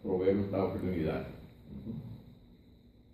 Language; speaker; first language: Spanish; non-native, fluent; English